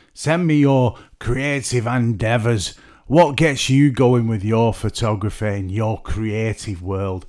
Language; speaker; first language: English; native; English